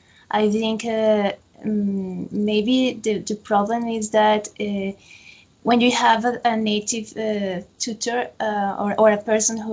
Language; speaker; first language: English; non-native, fluent; Spanish